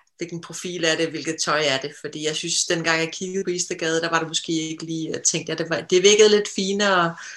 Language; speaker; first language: Danish; native; Danish